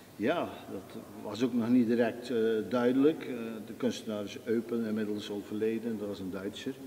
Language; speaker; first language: Dutch; native; Dutch